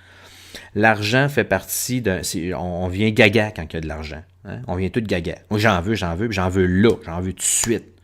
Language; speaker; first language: French; native; French